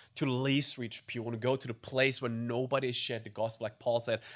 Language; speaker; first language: English; non-native, fluent; German